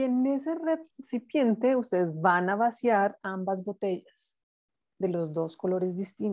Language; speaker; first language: Spanish; native; Spanish